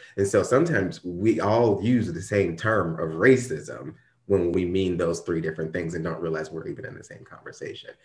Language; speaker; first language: English; native; English